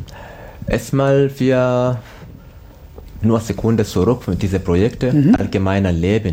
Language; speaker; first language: German; non-native, learner; Swahili